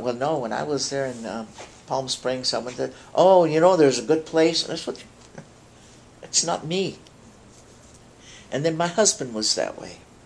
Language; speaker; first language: English; early bilingual, other home language; Spanish